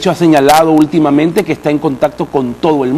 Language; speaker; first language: Spanish; native; Spanish